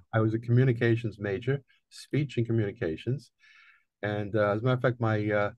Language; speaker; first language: English; native; English